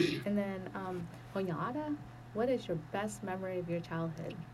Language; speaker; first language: English; early bilingual, other home language; Vietnamese